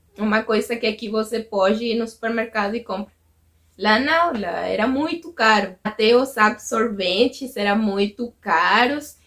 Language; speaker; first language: Portuguese; non-native, fluent; Spanish